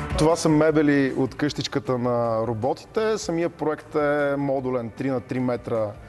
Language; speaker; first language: Bulgarian; native; Bulgarian